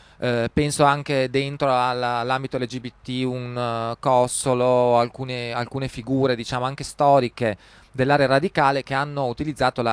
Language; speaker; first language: Italian; native; Italian